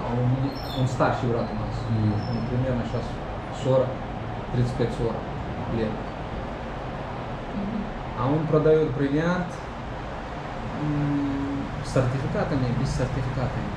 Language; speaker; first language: Russian; non-native, learner; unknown